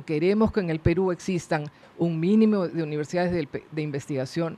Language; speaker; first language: Spanish; native; Spanish